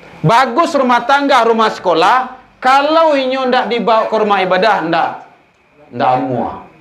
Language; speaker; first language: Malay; non-native, local second language; Minangkabau